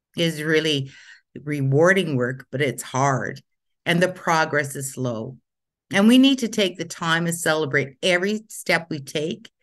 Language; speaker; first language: English; native; English